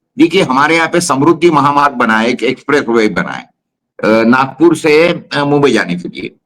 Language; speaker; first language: Hindi; non-native, local second language; Marathi